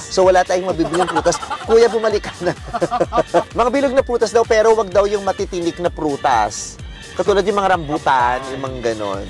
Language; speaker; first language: Filipino; native; Filipino